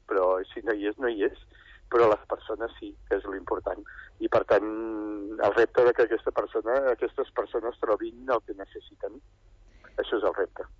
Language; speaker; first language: Catalan; native; Catalan